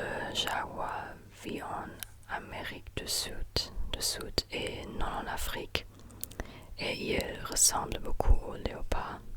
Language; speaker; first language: French; non-native, fluent; German